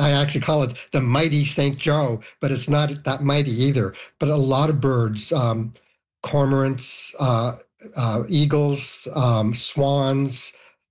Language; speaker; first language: English; native; English